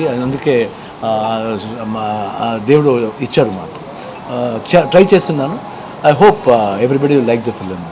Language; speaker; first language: Telugu; non-native, learner; Kannada